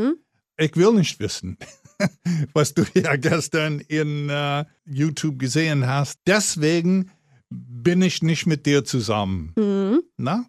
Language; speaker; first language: German; non-native, fluent; English